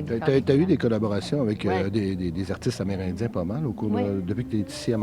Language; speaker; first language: French; native; French